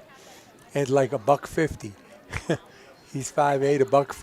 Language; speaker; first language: English; native; English